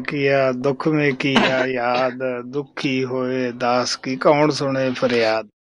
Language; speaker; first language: Hindi; non-native, local second language; Punjabi